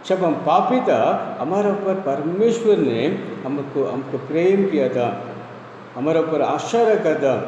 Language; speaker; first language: Hindi; non-native, local second language; Tamil